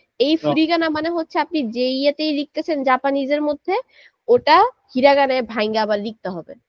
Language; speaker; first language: Bangla; early bilingual, heritage; Japanese